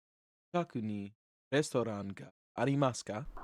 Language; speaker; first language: Japanese; non-native, learner; English